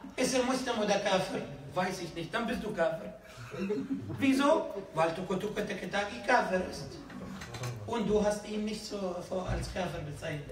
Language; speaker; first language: German; non-native, fluent; Arabic